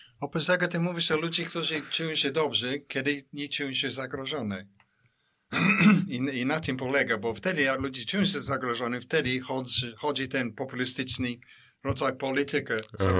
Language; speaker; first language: Polish; non-native, fluent; English